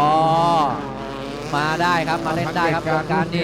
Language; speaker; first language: Thai; native; Thai